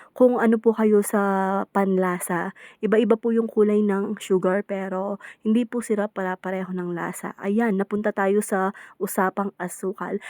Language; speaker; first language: Filipino; native; Filipino